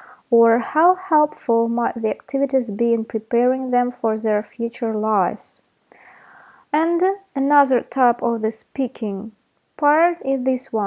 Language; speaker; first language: English; non-native, fluent; Russian